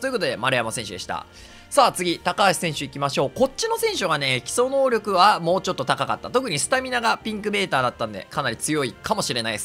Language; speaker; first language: Japanese; native; Japanese